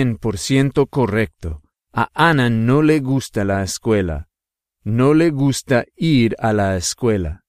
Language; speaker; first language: Spanish; non-native, fluent; English